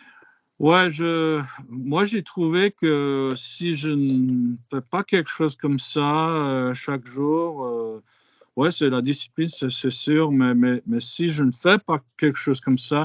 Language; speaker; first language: French; non-native, fluent; English